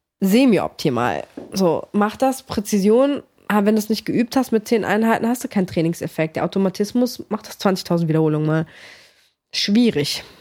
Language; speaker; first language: German; early bilingual, other home language; Greek